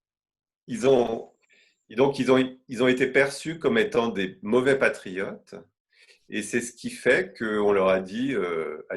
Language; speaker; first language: French; native; French